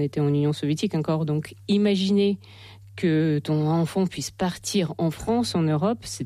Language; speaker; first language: French; non-native, fluent; Russian